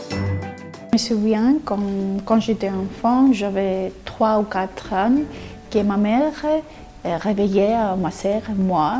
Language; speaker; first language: French; non-native, fluent; Greek